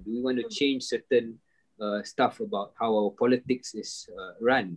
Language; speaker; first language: English; non-native, local second language; Malay